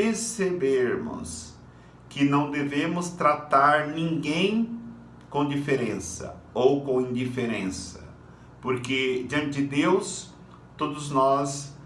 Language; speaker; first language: Portuguese; native; Portuguese